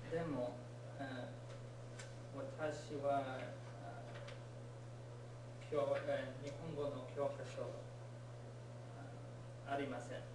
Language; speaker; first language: Japanese; non-native, learner; English